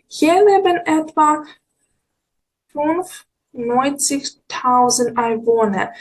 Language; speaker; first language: German; non-native, learner; Ukrainian